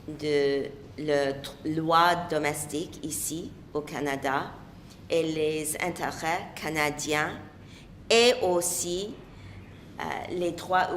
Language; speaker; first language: French; non-native, local second language; English